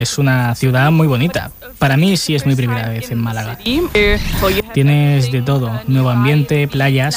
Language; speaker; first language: Spanish; non-native, learner; German